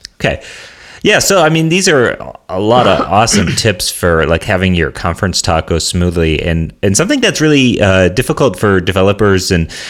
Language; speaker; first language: English; native; English